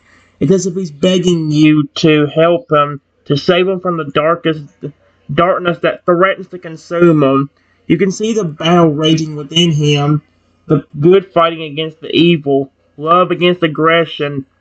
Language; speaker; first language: English; native; English